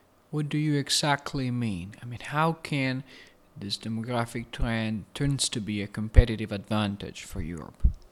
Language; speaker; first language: English; non-native, fluent; Italian